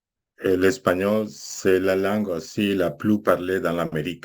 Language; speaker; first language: French; non-native, fluent; Spanish